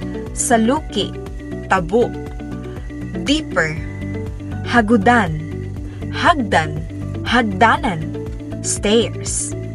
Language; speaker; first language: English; non-native, local second language; Cebuano